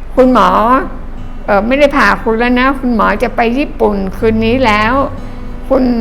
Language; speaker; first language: Thai; native; Thai